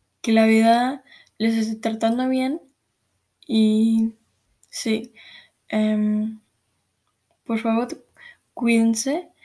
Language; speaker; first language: Spanish; early bilingual, heritage; Spanish